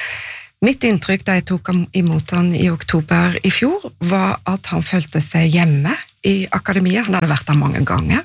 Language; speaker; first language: Norwegian; native; Norwegian